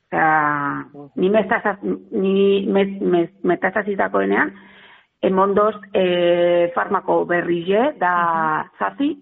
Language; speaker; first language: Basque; non-native, local second language; Spanish